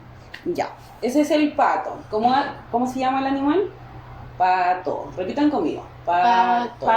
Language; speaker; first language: Spanish; native; Spanish